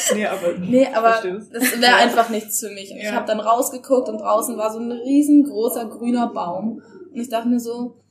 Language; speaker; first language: German; native; German